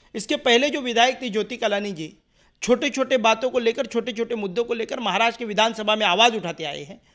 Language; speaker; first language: Hindi; non-native, local second language; Marathi